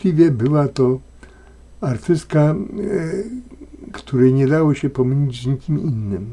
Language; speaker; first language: Polish; native; Polish